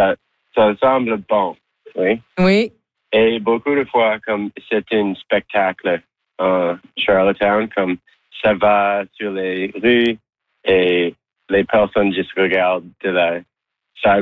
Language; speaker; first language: French; non-native, local second language; English